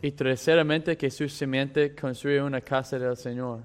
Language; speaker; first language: Spanish; non-native, fluent; English